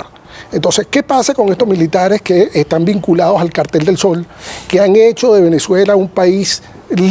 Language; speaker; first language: Spanish; native; Spanish